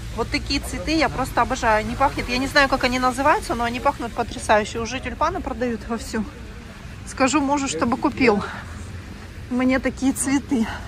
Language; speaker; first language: Russian; native; Russian